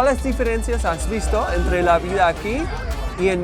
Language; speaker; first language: Spanish; non-native, fluent; English